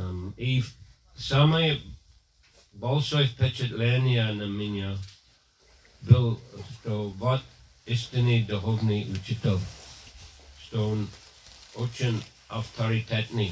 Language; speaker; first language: Russian; non-native, fluent; English